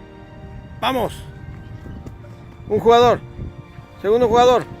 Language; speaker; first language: Spanish; native; Spanish